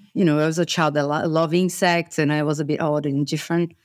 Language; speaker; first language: English; non-native, fluent; Portuguese